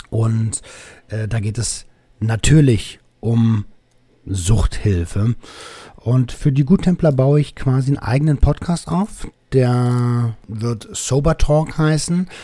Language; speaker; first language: German; native; German